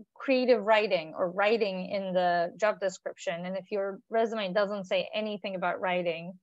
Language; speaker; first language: English; non-native, fluent; Turkish